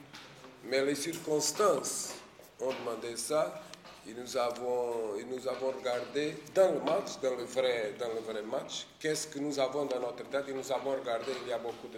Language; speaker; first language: French; non-native, fluent; Portuguese